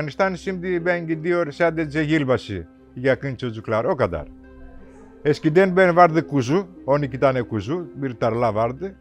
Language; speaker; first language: Turkish; non-native, local second language; Greek